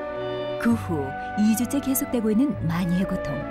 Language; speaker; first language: Korean; native; Korean